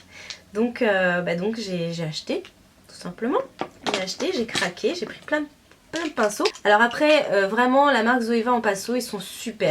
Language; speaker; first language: French; native; French